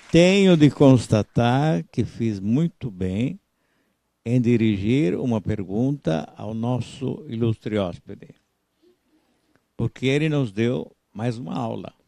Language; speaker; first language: Portuguese; non-native, fluent; Italian